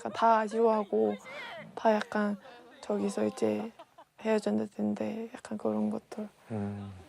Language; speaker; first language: Korean; non-native, fluent; Mongolian